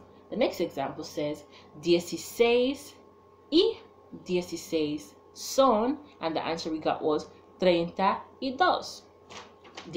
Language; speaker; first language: English; native; English